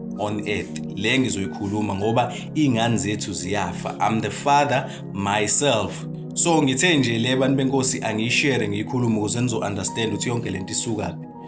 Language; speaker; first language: Zulu; native; Zulu